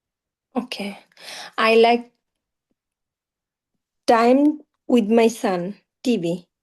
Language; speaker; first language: English; non-native, learner; Bangla